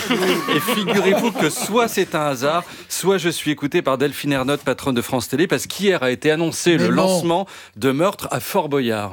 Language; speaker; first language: French; native; French